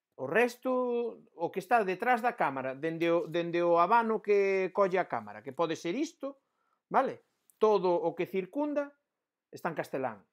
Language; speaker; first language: Galician; non-native, local second language; Spanish